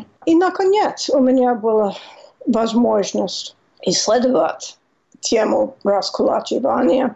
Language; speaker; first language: Russian; non-native, fluent; English